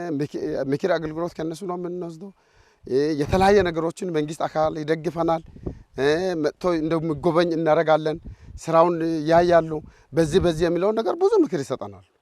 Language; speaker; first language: Amharic; non-native, local second language; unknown